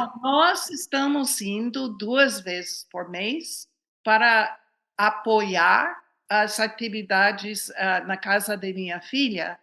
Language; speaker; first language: Portuguese; non-native, fluent; English